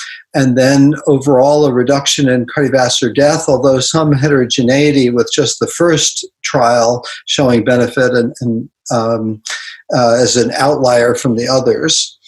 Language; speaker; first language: English; native; English